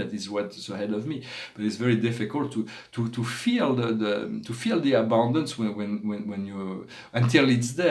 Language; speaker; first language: English; non-native, fluent; French